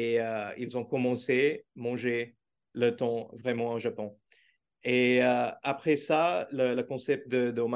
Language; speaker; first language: French; non-native, learner; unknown